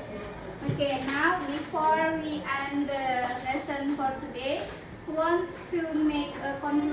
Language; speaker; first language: English; non-native, learner; Indonesian